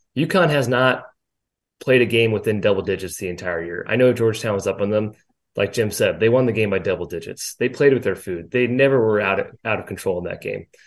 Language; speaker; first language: English; native; English